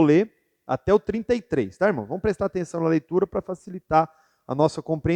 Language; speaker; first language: Portuguese; native; Portuguese